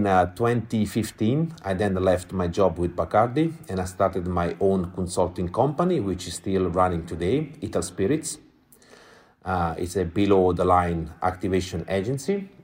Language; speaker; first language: English; non-native, fluent; Italian